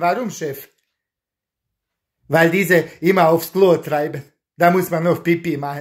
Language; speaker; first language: German; non-native, learner; Bosnian